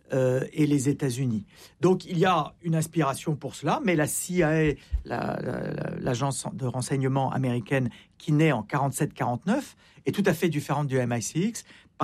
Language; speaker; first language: French; native; French